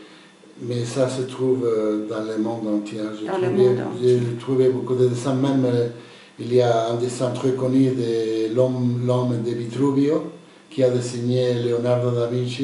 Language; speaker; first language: French; non-native, fluent; Spanish